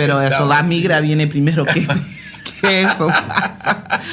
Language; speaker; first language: Spanish; early bilingual, heritage; Spanish